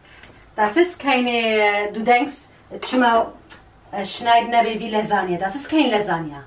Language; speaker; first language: German; non-native, learner; Central Kurdish